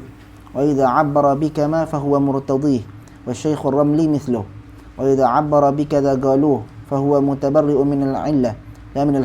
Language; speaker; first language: Arabic; non-native, fluent; Malay